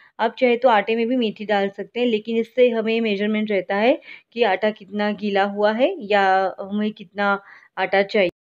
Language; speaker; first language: Hindi; non-native, local second language; Gujarati